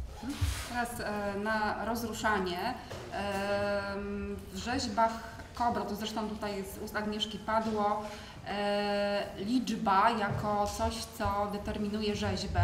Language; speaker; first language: Polish; native; Polish